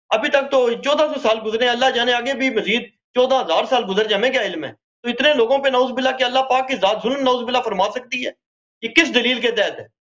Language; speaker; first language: Urdu; native; Urdu